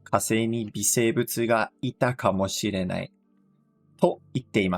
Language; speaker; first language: Japanese; non-native, fluent; English